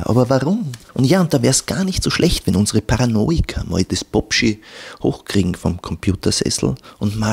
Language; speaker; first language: German; native; German